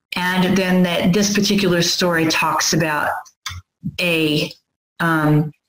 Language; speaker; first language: English; native; English